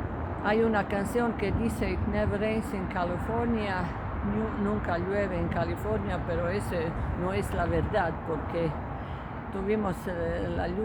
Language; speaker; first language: Spanish; non-native, fluent; Croatian